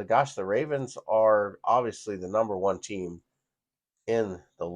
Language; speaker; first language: English; native; English